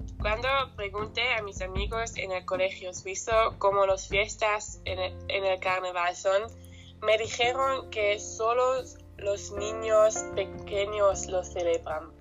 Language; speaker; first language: Spanish; non-native, learner; German